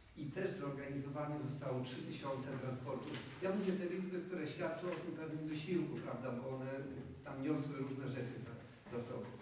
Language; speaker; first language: Polish; native; Polish